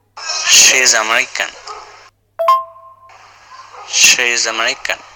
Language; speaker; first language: English; non-native, learner; Uyghur